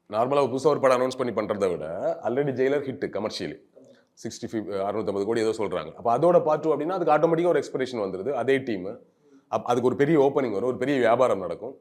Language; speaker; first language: Tamil; native; Tamil